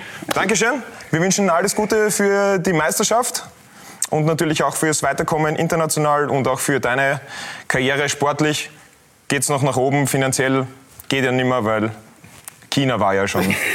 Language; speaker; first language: German; native; German